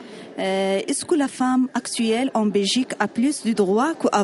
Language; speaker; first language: French; non-native, learner; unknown